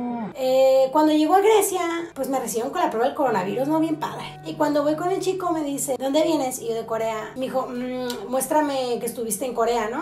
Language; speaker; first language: Spanish; native; Spanish